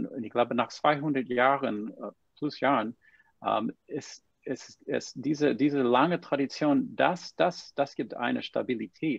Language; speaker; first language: German; non-native, fluent; English